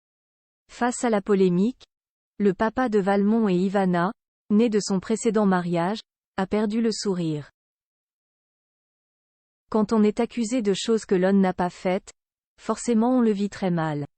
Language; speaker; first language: French; native; French